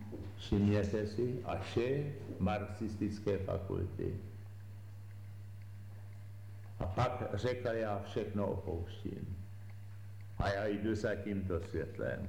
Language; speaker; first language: Czech; native; Czech